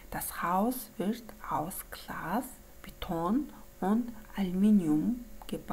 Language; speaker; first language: German; non-native, learner; Mongolian